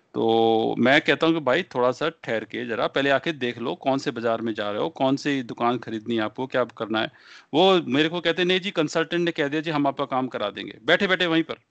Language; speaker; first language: Hindi; native; Hindi